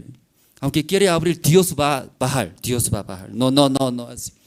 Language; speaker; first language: Spanish; non-native, learner; Korean